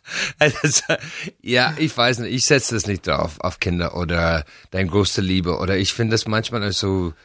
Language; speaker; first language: German; non-native, fluent; English